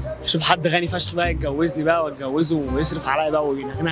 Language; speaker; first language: Arabic; native; Arabic